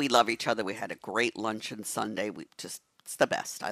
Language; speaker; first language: English; native; English